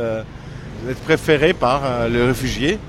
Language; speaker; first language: French; non-native, fluent; Greek